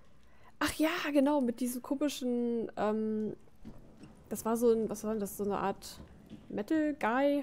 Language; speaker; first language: German; native; German